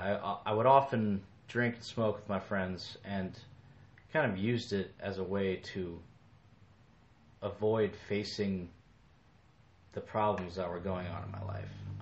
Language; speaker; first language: English; native; English